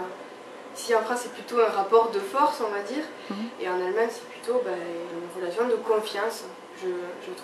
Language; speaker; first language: French; native; French